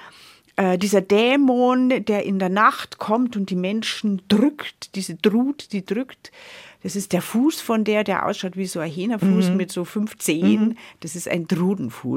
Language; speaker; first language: German; native; German